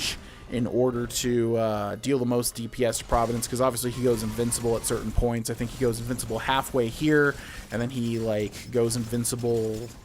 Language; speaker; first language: English; native; English